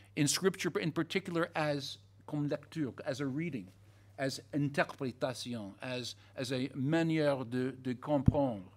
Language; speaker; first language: English; native; English